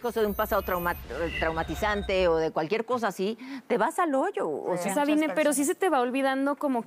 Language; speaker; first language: Spanish; native; Spanish